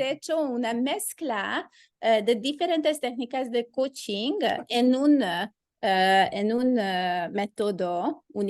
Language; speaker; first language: Spanish; non-native, fluent; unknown